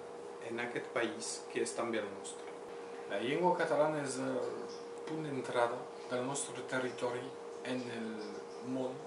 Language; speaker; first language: Catalan; non-native, local second language; French